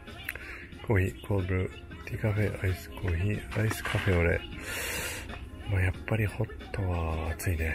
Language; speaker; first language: Japanese; native; Japanese